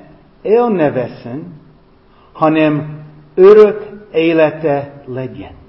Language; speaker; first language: Hungarian; non-native, fluent; English